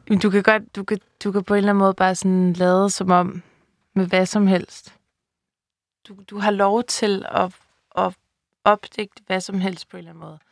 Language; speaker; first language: Danish; native; Danish